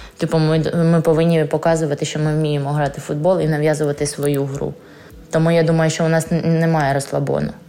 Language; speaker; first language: Ukrainian; native; Ukrainian